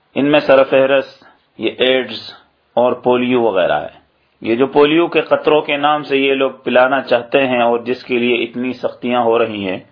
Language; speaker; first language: Urdu; native; Urdu